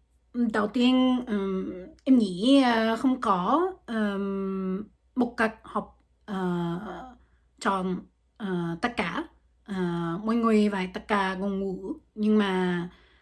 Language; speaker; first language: Vietnamese; non-native, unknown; French